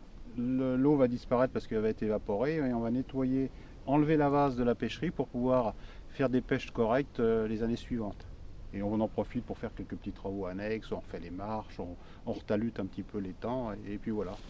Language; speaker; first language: French; native; French